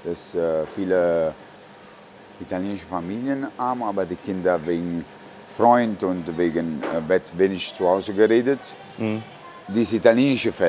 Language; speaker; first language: German; non-native, fluent; Italian